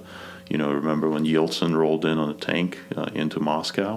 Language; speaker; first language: English; non-native, fluent; Kazakh